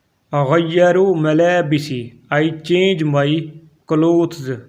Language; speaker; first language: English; non-native, local second language; Urdu